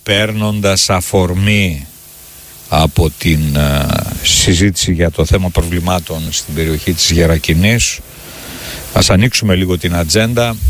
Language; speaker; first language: Greek; native; Greek